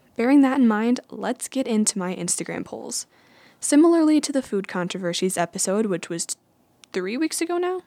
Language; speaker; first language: English; native; English